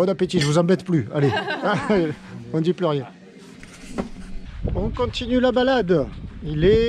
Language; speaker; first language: French; native; French